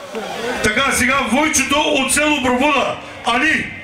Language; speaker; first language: Bulgarian; non-native, local second language; Turkish